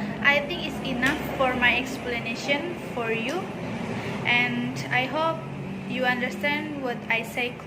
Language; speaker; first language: English; non-native, learner; Indonesian